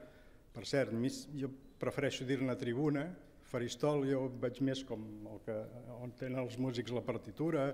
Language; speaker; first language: Catalan; native; Catalan